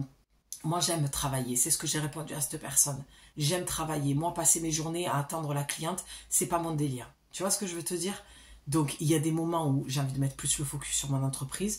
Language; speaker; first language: French; native; French